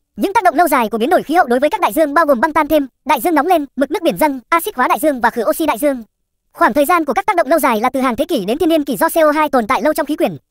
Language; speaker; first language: Vietnamese; native; Vietnamese